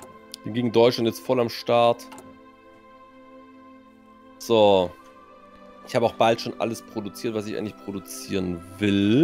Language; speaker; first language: German; native; German